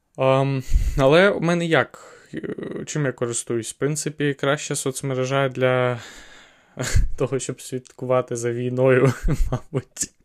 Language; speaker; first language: Ukrainian; native; Ukrainian